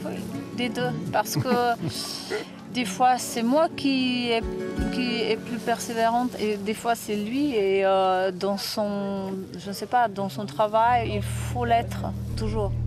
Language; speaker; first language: French; non-native, fluent; Slovenian